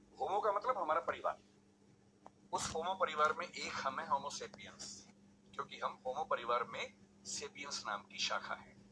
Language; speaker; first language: Hindi; native; Hindi